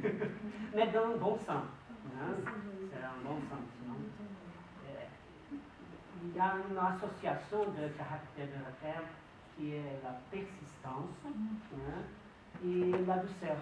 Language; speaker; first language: French; non-native, learner; Portuguese